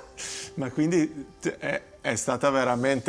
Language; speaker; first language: Italian; native; Italian